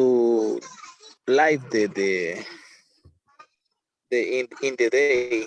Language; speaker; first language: English; non-native, learner; Spanish